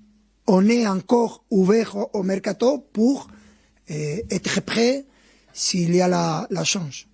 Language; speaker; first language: French; non-native, fluent; Spanish